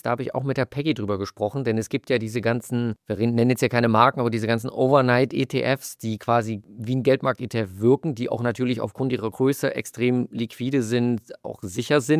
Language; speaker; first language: German; native; German